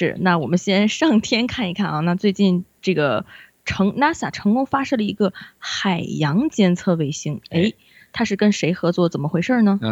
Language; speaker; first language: Chinese; native; Chinese